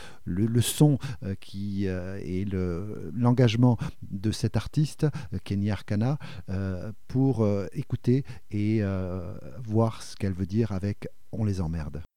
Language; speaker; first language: French; native; French